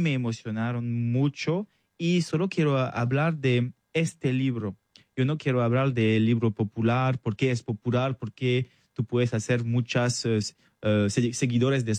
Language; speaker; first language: Spanish; non-native, learner; French